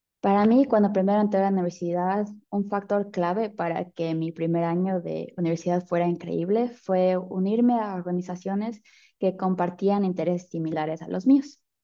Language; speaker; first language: Spanish; early bilingual, heritage; Spanish